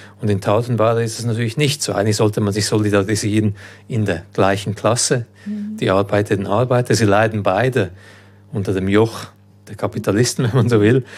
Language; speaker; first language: German; early bilingual, other home language; Croatian